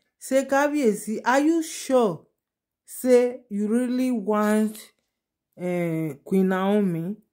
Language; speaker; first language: Nigerian Pidgin; non-native, local second language; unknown